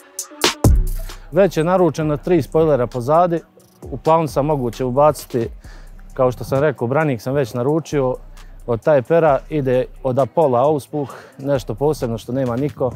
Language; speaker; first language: Bosnian; native; Bosnian